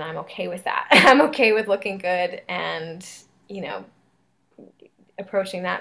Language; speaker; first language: English; native; English